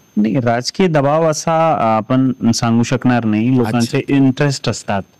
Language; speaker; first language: Marathi; non-native, fluent; Hindi